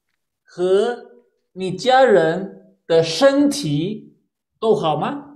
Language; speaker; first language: Chinese; non-native, fluent; Spanish